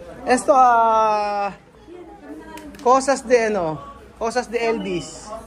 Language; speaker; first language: Spanish; non-native, learner; Filipino